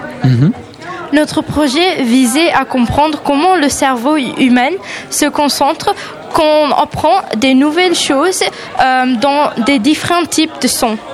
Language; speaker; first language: French; non-native, learner; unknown